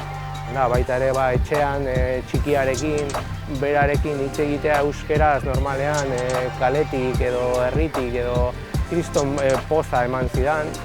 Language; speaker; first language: Basque; non-native, fluent; Spanish